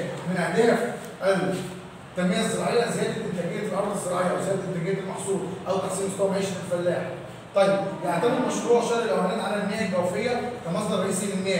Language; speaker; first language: Arabic; native; Arabic